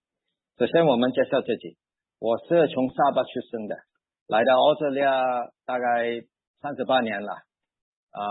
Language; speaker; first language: Chinese; early bilingual, heritage; Chinese